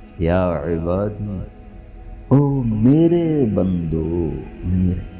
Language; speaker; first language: Urdu; non-native, local second language; Punjabi